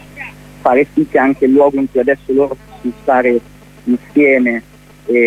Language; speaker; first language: Italian; native; Italian